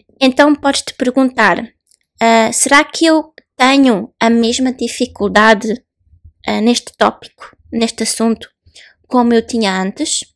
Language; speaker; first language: Portuguese; native; Portuguese